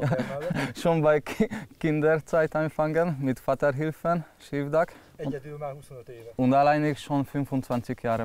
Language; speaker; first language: German; non-native, learner; Hungarian